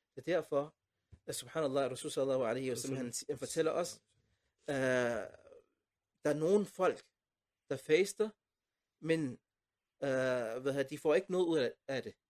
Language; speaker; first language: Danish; non-native, fluent; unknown